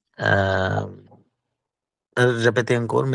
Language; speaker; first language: French; non-native, learner; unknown